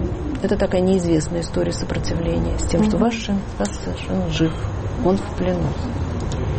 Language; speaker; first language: Russian; native; Russian